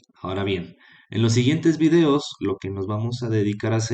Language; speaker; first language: Spanish; native; Spanish